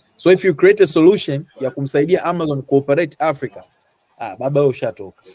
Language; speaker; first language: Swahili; native; Swahili